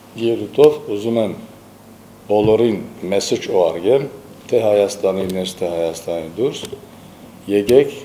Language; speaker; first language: Armenian; early bilingual, heritage; Armenian